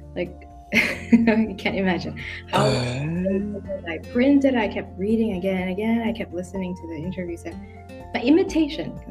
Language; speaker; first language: English; non-native, local second language; Filipino